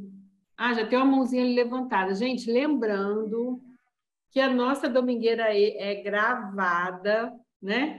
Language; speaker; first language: Portuguese; native; Portuguese